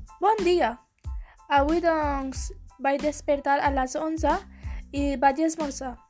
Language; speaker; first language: Catalan; non-native, learner; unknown